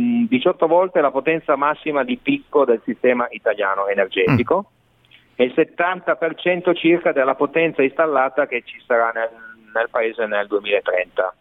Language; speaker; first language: Italian; native; Italian